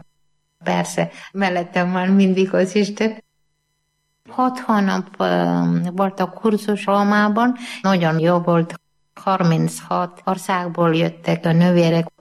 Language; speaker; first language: Hungarian; non-native, learner; Malayalam